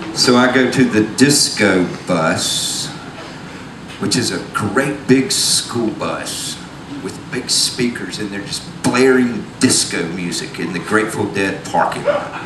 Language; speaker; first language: English; native; English